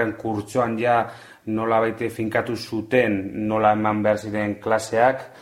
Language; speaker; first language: Basque; non-native, local second language; Spanish